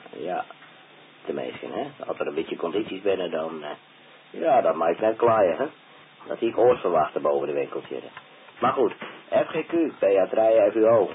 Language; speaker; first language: Dutch; non-native, local second language; Western Frisian